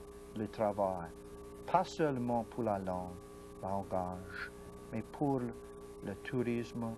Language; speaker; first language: French; non-native, local second language; English